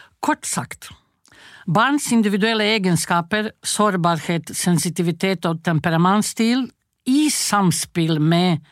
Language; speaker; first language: Norwegian; non-native, fluent; Croatian